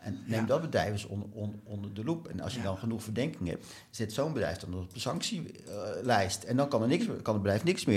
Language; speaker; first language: Dutch; native; Dutch